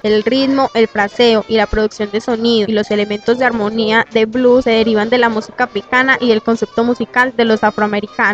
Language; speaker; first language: Spanish; native; Spanish